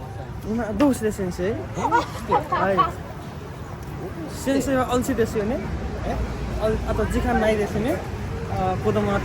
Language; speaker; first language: Japanese; non-native, learner; Nepali